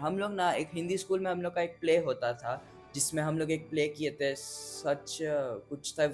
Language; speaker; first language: Hindi; early bilingual, heritage; English